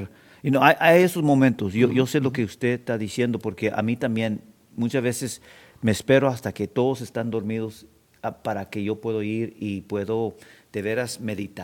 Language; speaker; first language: Spanish; early bilingual, heritage; Spanish